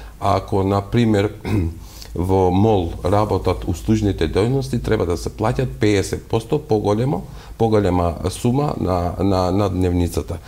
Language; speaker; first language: Macedonian; non-native, local second language; Albanian